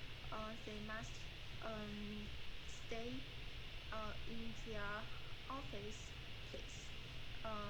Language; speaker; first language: English; non-native, learner; Chinese